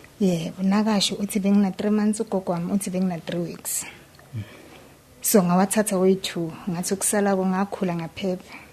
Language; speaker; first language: Zulu; native; Zulu